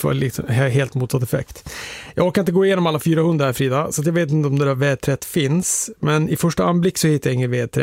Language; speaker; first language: Swedish; native; Swedish